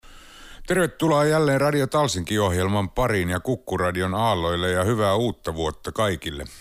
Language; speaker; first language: Finnish; native; Finnish